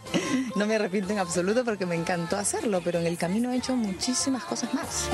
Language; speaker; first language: Spanish; native; Spanish